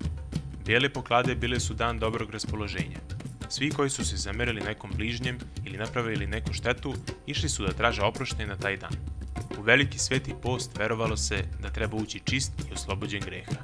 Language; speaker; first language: Serbian; native; Serbian